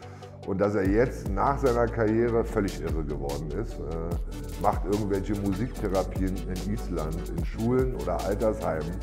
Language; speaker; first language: German; native; German